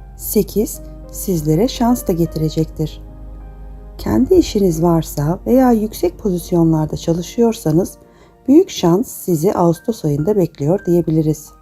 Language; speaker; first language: Turkish; native; Turkish